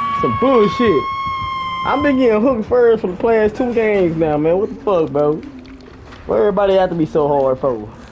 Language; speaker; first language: English; native; English